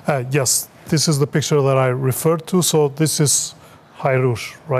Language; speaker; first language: English; non-native, fluent; Albanian